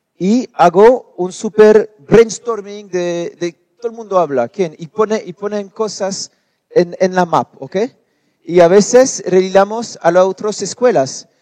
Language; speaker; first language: Spanish; non-native, learner; French